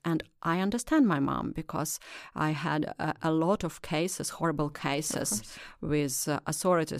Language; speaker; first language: English; non-native, learner; Russian